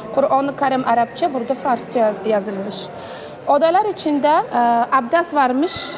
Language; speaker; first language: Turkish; non-native, learner; Uzbek